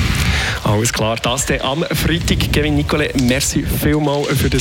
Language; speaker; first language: German; native; German